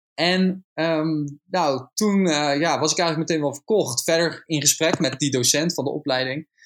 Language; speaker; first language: Dutch; native; Dutch